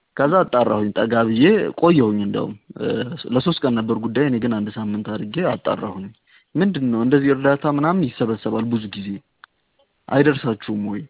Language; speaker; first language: Amharic; non-native, fluent; Tigrinya